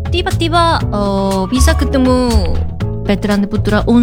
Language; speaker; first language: Indonesian; non-native, learner; Korean